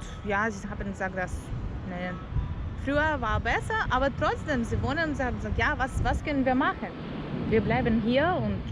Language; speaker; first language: German; non-native, learner; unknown